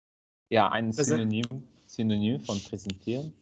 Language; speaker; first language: German; non-native, learner; Italian